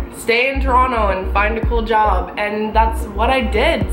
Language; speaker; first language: English; native; English